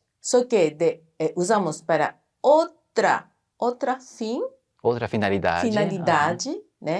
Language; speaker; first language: Portuguese; non-native, fluent; Japanese